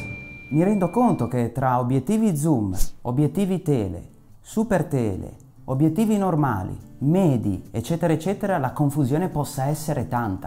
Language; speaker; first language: Italian; native; Italian